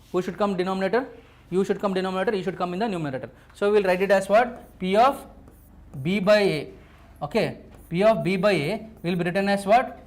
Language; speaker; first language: English; non-native, local second language; Telugu